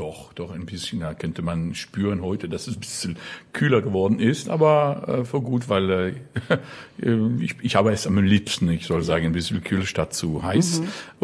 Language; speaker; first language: German; non-native, learner; French